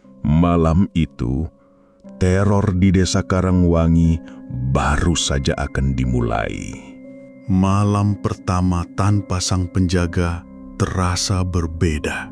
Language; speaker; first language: Indonesian; native; Indonesian